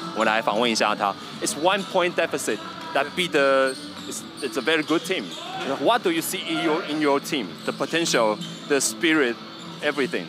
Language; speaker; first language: English; non-native, learner; Chinese